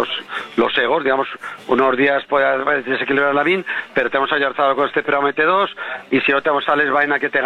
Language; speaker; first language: Spanish; native; Spanish